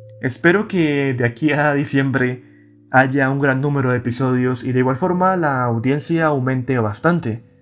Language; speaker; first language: Spanish; native; Spanish